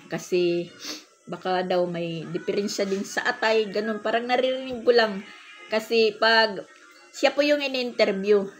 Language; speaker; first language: Filipino; non-native, local second language; Waray